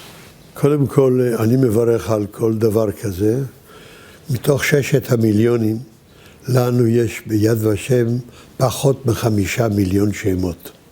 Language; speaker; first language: Hebrew; early bilingual, other home language; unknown